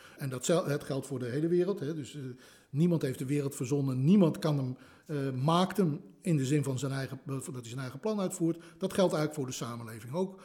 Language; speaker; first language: Dutch; native; Dutch